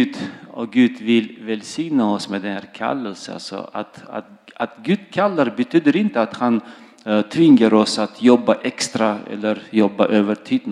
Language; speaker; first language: Swedish; non-native, fluent; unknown